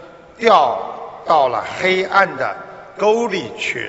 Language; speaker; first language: Chinese; native; Chinese